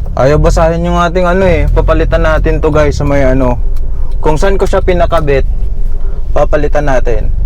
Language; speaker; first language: Filipino; native; Filipino